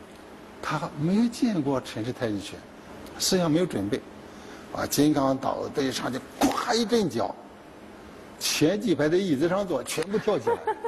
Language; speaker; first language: Chinese; native; Chinese